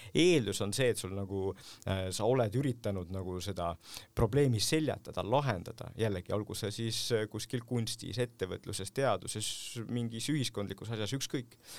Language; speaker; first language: Estonian; native; Estonian